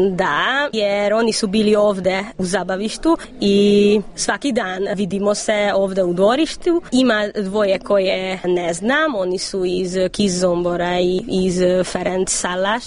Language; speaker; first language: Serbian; non-native, local second language; Hungarian